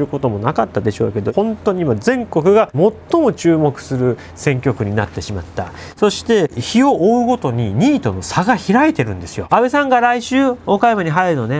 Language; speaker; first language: Japanese; native; Japanese